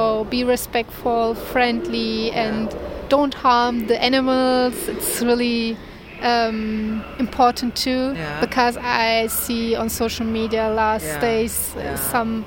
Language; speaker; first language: English; non-native, learner; Turkish